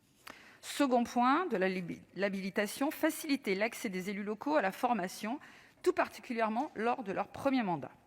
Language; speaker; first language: French; native; French